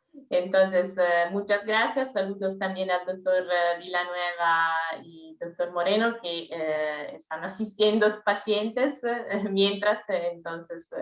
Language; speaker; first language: Spanish; non-native, fluent; Italian